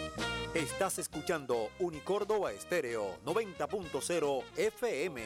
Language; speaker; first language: Spanish; native; Spanish